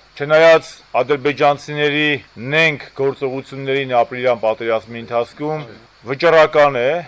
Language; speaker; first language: Armenian; native; Armenian